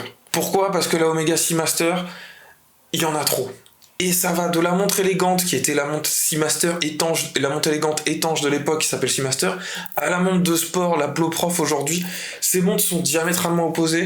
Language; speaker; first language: French; native; French